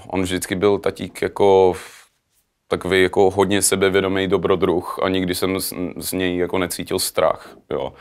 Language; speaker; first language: Czech; early bilingual, heritage; Czech